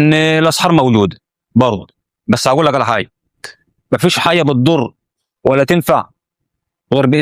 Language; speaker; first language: Arabic; native; Arabic